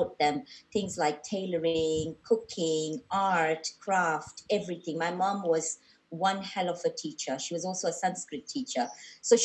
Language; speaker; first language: English; non-native, local second language; Gujarati